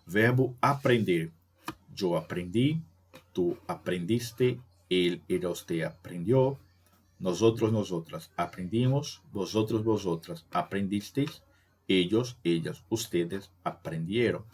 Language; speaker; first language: Spanish; non-native, fluent; Portuguese